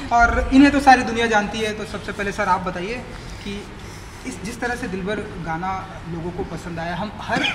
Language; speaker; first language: Hindi; native; Hindi